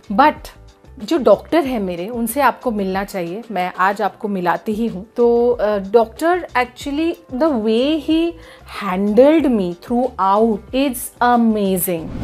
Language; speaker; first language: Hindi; non-native, local second language; Bangla